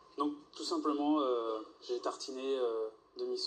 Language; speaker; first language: French; native; French